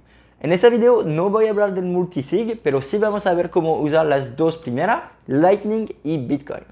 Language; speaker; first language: Spanish; non-native, fluent; French